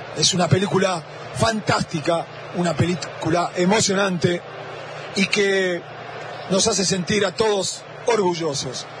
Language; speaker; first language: Spanish; native; Spanish